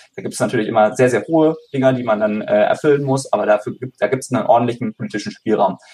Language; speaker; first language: German; native; German